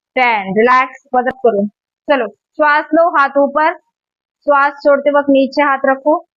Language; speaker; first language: Hindi; non-native, local second language; Marathi